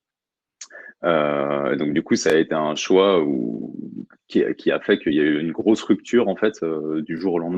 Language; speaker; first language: French; native; French